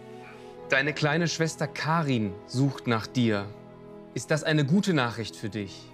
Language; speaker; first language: German; native; German